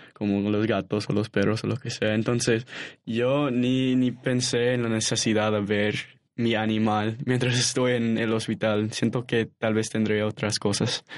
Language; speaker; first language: Spanish; non-native, learner; English